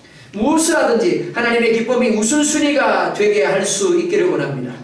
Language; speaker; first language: Korean; native; Korean